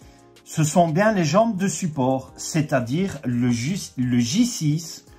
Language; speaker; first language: French; native; French